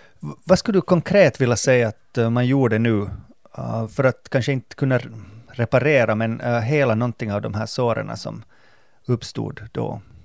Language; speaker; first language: Swedish; native; Swedish